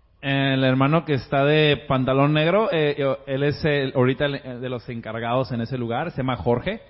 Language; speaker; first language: Spanish; native; Spanish